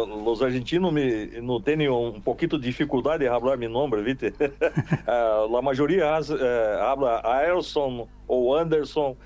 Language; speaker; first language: Spanish; non-native, learner; Portuguese